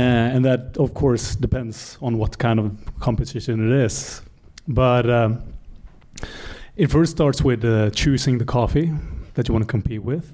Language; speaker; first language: English; non-native, fluent; Swedish